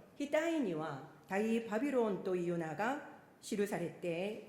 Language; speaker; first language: Japanese; non-native, fluent; Korean